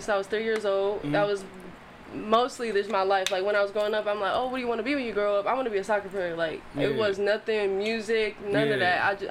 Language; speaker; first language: English; native; English